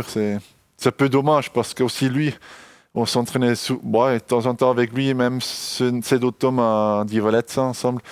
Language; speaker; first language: French; non-native, local second language; German